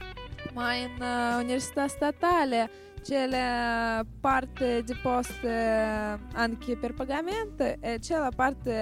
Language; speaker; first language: Italian; non-native, learner; Russian